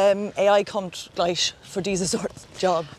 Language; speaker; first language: German; non-native, learner; English